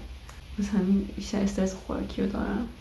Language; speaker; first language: Persian; native; Persian